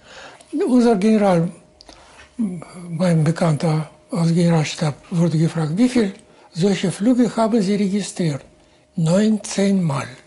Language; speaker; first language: German; non-native, fluent; Russian